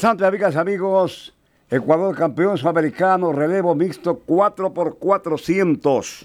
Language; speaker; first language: Spanish; native; Spanish